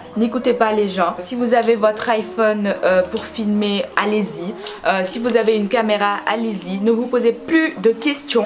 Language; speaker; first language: French; early bilingual, other home language; Wolof